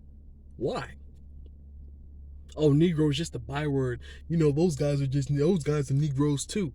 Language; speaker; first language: English; native; English